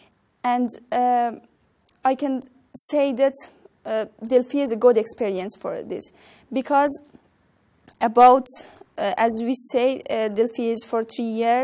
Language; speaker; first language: English; non-native, learner; Persian